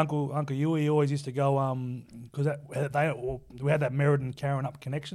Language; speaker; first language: English; native; English